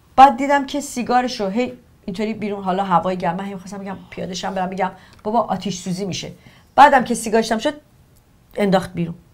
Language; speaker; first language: Persian; native; Persian